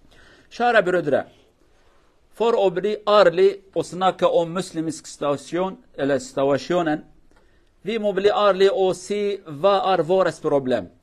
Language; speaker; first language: Norwegian; non-native, fluent; Kurdish